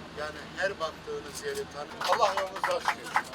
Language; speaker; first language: Turkish; native; Turkish